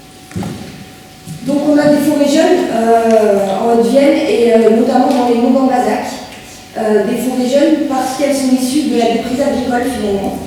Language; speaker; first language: French; native; French